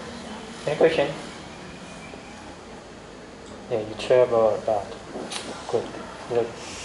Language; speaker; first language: English; non-native, learner; Chinese